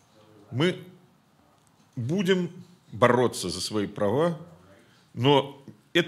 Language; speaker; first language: Russian; native; Russian